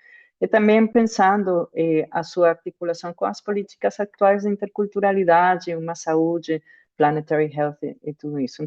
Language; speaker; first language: Portuguese; non-native, fluent; Spanish